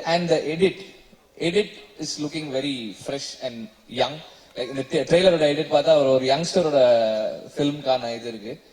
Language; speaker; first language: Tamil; native; Tamil